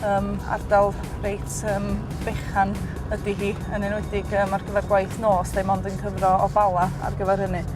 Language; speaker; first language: Welsh; native; Welsh